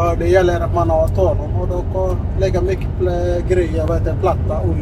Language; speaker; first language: Swedish; non-native, fluent; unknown